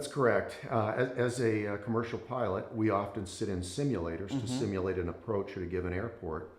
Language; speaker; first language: English; native; English